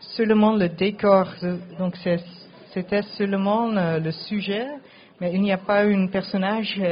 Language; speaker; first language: French; non-native, fluent; Dutch